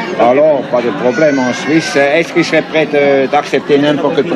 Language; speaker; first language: French; non-native, fluent; Swiss German